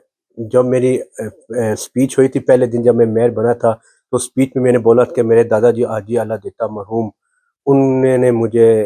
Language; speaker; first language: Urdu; early bilingual, heritage; Urdu